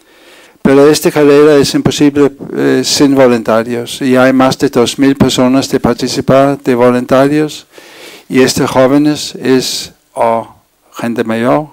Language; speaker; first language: Spanish; non-native, fluent; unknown